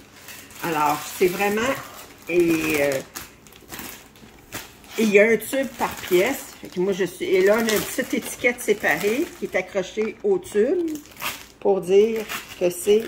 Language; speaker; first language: French; native; French